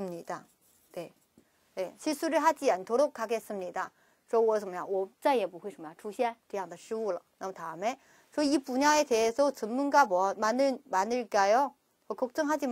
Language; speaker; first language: Korean; non-native, fluent; Chinese